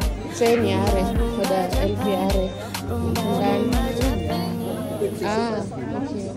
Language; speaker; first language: German; non-native, learner; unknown